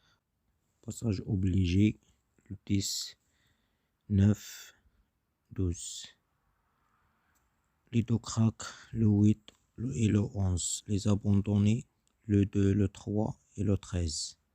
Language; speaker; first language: French; non-native, learner; Arabic